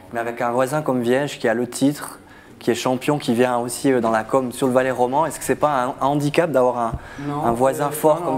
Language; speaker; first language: French; native; French